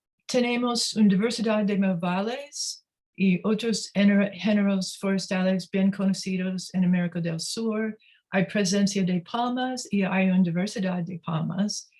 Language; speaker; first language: Spanish; non-native, learner; English